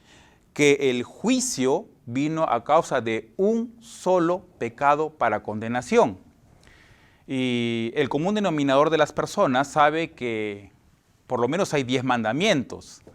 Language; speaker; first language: Spanish; native; Spanish